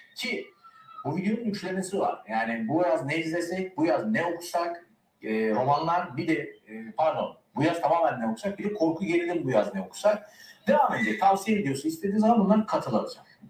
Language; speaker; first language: Turkish; native; Turkish